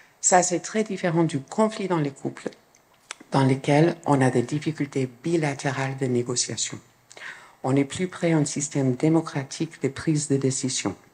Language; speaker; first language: French; non-native, fluent; English